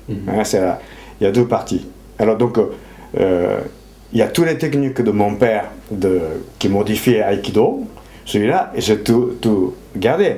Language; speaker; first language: French; non-native, fluent; Japanese